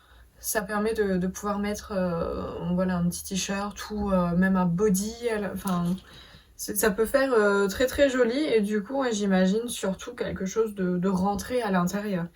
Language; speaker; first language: French; native; French